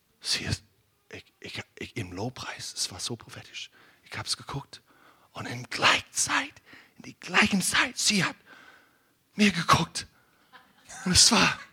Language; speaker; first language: German; non-native, learner; English